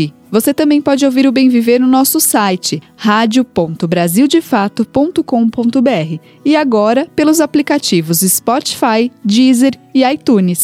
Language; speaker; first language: Portuguese; native; Portuguese